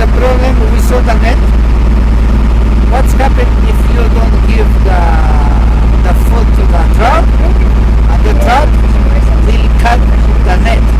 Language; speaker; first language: English; non-native, learner; Spanish